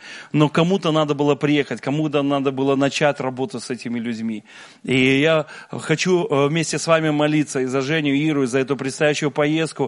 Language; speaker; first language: Russian; native; Russian